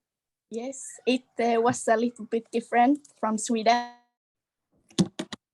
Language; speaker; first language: English; non-native, fluent; Swedish